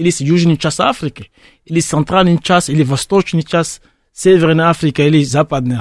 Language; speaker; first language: Russian; non-native, fluent; Fon